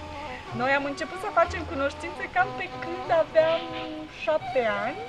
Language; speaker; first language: Romanian; non-native, local second language; Russian